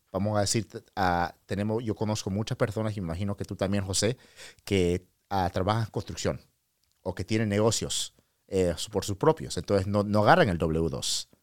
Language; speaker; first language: Spanish; early bilingual, heritage; Spanish